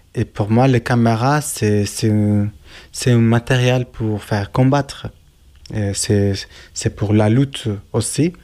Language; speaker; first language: French; non-native, learner; Turkish